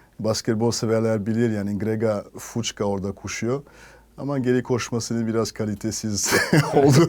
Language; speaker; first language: Turkish; non-native, fluent; French